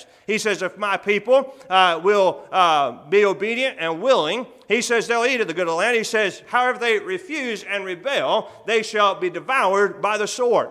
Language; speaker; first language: English; native; English